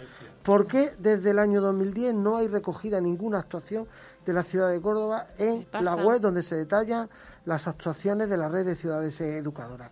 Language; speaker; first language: Spanish; native; Spanish